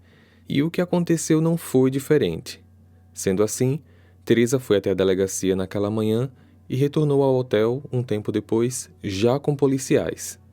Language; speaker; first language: Portuguese; native; Portuguese